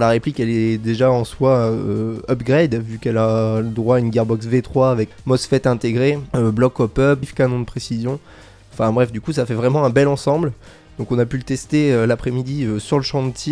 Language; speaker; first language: French; native; French